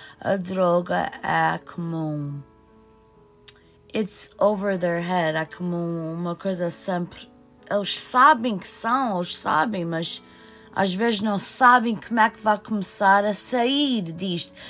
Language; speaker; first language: Portuguese; early bilingual, heritage; Portuguese